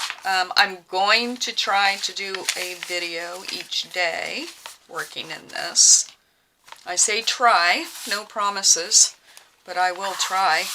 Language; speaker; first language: English; native; English